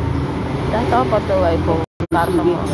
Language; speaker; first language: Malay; non-native, local second language; Javanese